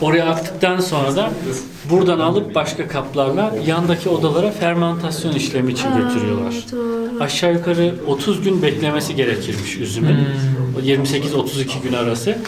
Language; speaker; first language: Turkish; native; Turkish